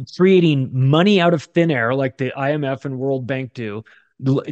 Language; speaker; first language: English; native; English